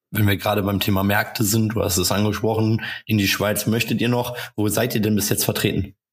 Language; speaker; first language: German; native; German